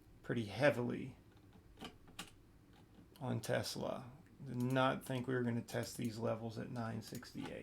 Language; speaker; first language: English; native; English